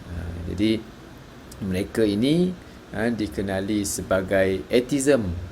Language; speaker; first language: Malay; native; Malay